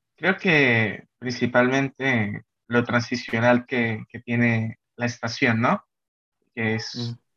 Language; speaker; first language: Spanish; native; Spanish